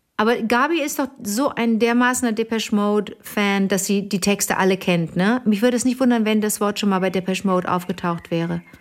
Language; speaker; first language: German; native; German